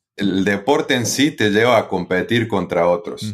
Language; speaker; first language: Spanish; native; Spanish